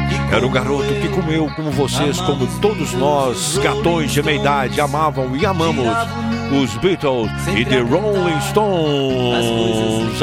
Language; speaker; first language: Portuguese; native; Portuguese